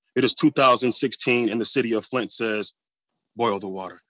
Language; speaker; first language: English; native; English